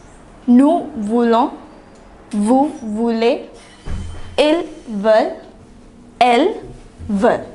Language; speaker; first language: French; non-native, fluent; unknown